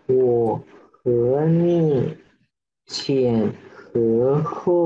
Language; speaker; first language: Chinese; non-native, learner; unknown